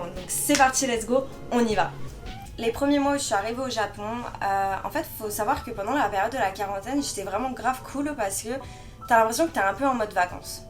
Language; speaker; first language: French; native; French